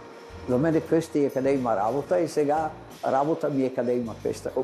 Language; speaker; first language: Bulgarian; non-native, learner; Italian